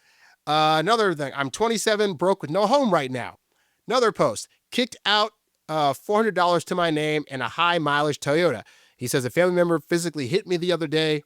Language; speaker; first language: English; native; English